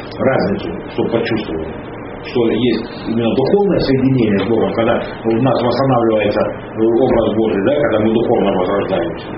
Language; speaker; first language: Russian; native; Russian